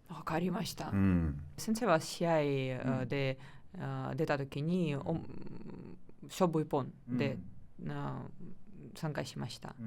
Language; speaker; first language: Japanese; non-native, learner; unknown